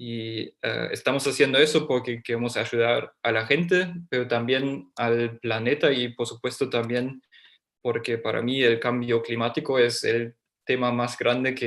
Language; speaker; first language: Spanish; non-native, fluent; German